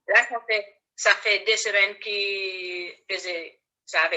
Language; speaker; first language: French; non-native, learner; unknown